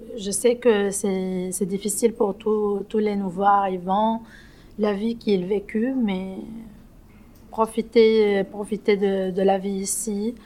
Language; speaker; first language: French; non-native, local second language; Arabic